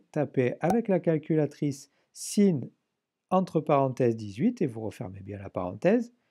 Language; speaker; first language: French; native; French